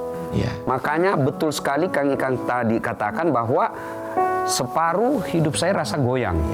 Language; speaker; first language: Indonesian; native; Indonesian